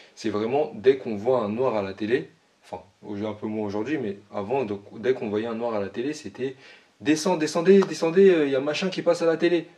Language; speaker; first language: French; early bilingual, other home language; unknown